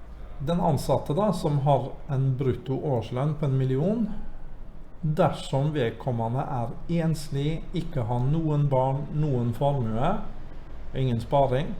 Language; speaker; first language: Norwegian; native; Norwegian